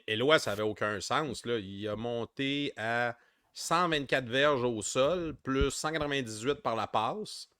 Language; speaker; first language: French; native; French